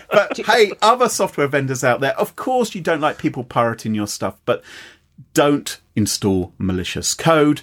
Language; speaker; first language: English; native; English